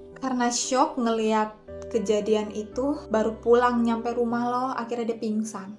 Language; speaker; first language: Indonesian; native; Indonesian